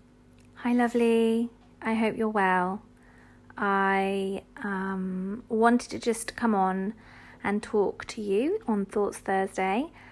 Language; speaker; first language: English; native; English